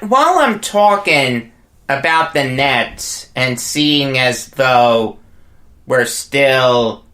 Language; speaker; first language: English; native; English